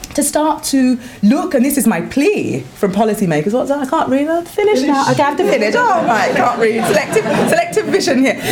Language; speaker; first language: English; native; English